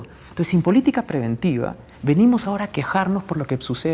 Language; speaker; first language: Spanish; native; Spanish